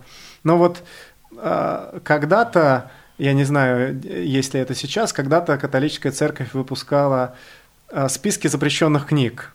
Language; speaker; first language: Russian; native; Russian